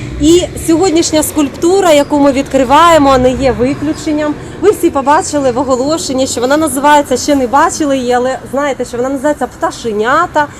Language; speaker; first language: Ukrainian; native; Ukrainian